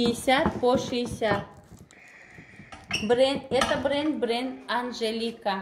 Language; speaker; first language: Russian; non-native, local second language; Tajik